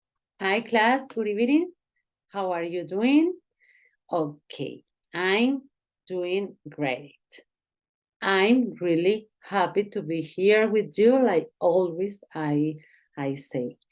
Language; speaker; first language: English; non-native, learner; Spanish